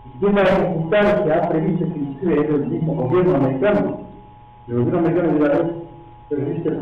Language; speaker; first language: Spanish; native; Spanish